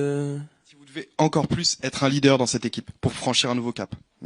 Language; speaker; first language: French; native; French